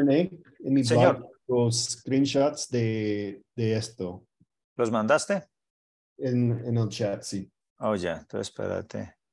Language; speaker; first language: Spanish; early bilingual, heritage; Spanish